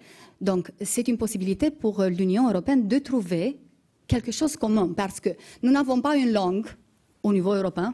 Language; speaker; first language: French; non-native, fluent; Romanian